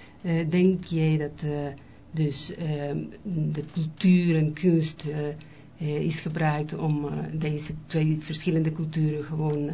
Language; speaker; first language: Dutch; non-native, learner; Spanish